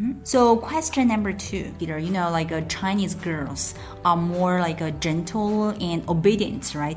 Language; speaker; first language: English; non-native, fluent; Chinese